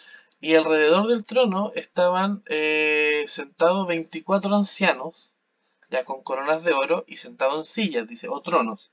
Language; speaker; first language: Spanish; native; Spanish